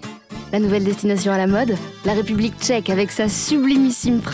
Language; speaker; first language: French; native; French